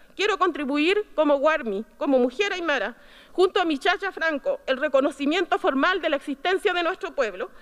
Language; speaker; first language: Spanish; native; Spanish